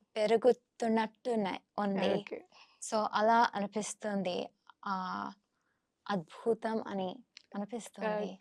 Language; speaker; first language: Telugu; non-native, fluent; English